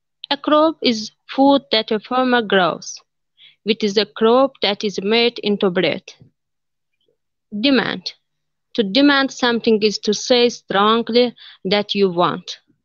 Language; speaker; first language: English; non-native, learner; Azerbaijani